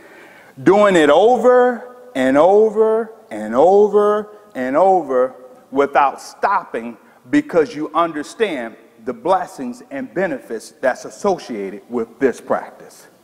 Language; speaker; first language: English; native; English